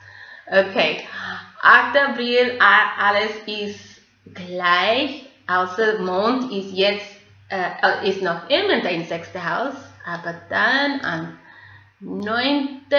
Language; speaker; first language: German; non-native, fluent; English